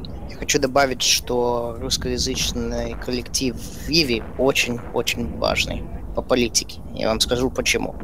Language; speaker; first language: Russian; early bilingual, heritage; Russian